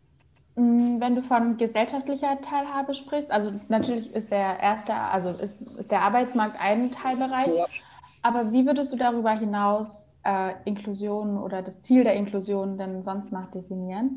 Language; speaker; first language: German; native; German